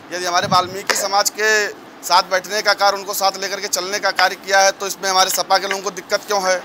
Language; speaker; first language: Hindi; native; Hindi